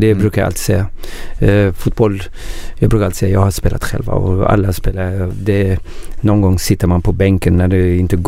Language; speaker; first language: Swedish; non-native, learner; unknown